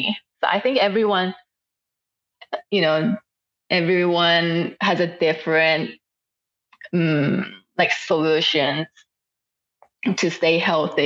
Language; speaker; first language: English; non-native, fluent; Japanese